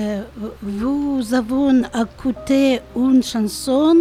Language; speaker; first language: French; non-native, learner; Ukrainian